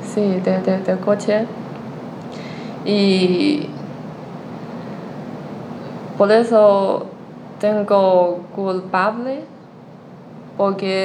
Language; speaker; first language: Spanish; non-native, learner; Chinese